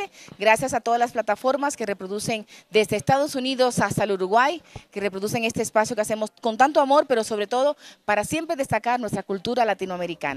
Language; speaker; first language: Spanish; native; Spanish